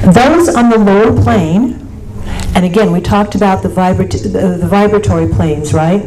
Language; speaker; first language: English; native; English